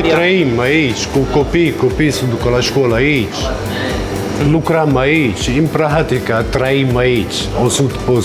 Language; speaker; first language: Romanian; non-native, learner; Italian